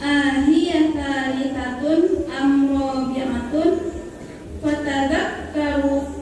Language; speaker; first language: Arabic; non-native, learner; Indonesian